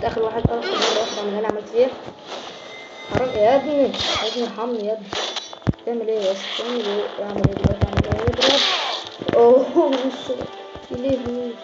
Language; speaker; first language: Arabic; native; Arabic